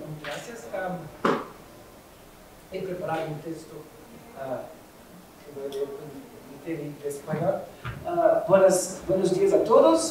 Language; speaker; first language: Spanish; non-native, fluent; Portuguese